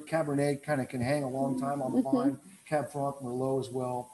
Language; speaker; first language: English; native; English